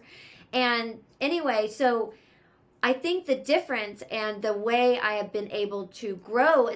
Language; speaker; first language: English; native; English